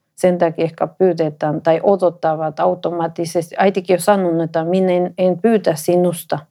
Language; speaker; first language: Finnish; non-native, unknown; Spanish